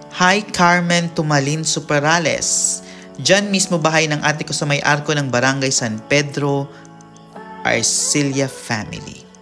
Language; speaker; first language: Filipino; non-native, local second language; Bikol